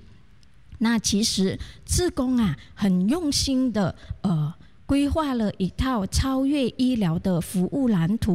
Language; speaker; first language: Chinese; native; Chinese